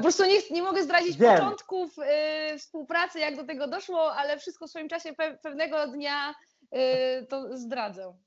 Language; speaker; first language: Polish; native; Polish